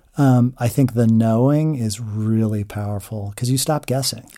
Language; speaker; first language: English; native; English